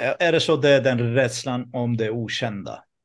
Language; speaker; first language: Swedish; non-native, fluent; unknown